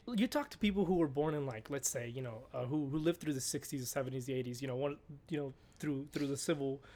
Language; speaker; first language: English; early bilingual, other home language; Spanish